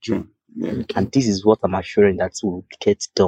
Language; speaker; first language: English; non-native, local second language; Yoruba